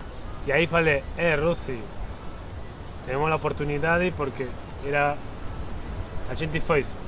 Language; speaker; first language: Portuguese; non-native, fluent; Spanish